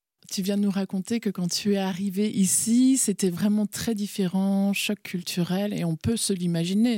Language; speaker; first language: French; native; French